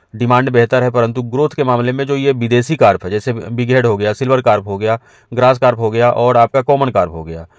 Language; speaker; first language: Hindi; native; Hindi